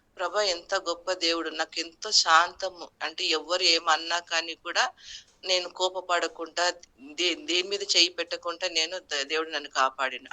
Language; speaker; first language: Telugu; non-native, local second language; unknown